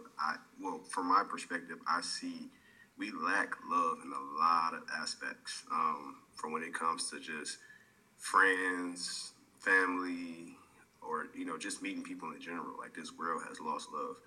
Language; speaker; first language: English; native; English